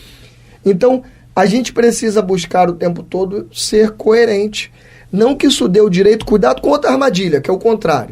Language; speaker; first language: Portuguese; native; Portuguese